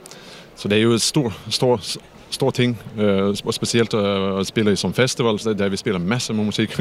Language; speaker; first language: Danish; non-native, fluent; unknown